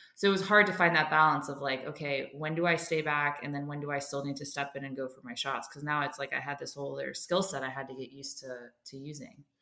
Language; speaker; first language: English; native; English